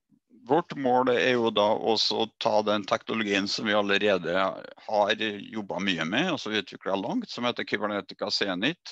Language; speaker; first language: Norwegian; native; Norwegian